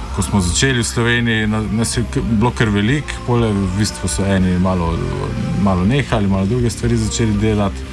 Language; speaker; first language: Slovenian; native; Slovenian